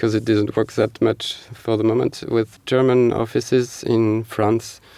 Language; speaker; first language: English; non-native, fluent; French